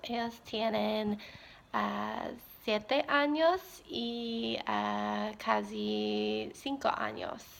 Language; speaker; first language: Spanish; non-native, learner; English